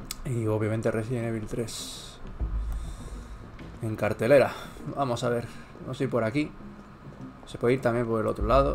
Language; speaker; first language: Spanish; native; Spanish